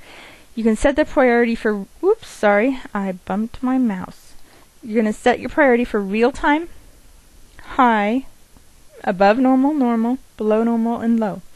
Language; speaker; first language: English; native; English